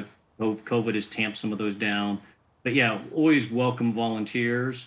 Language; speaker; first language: English; native; English